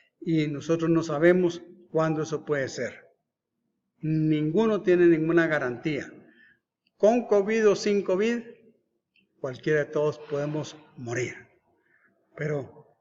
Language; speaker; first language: Spanish; native; Spanish